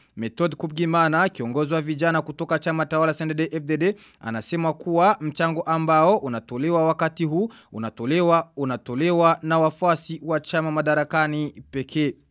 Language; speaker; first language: Swahili; non-native, local second language; Rundi